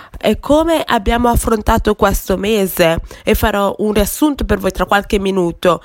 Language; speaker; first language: Italian; non-native, fluent; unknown